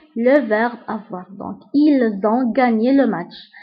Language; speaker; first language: French; non-native, local second language; Arabic